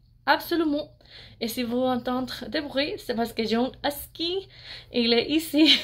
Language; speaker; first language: French; non-native, learner; English